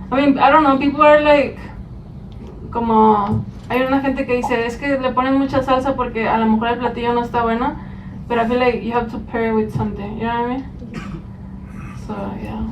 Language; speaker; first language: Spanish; early bilingual, other home language; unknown